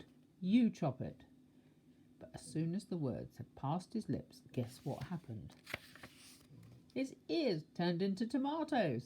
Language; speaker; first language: English; native; English